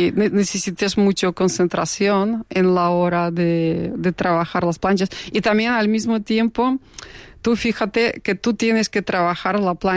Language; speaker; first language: Spanish; non-native, fluent; Russian